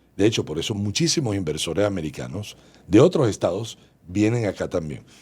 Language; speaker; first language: Spanish; native; Spanish